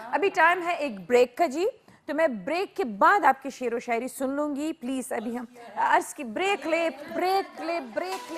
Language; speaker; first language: Urdu; non-native, local second language; Pashto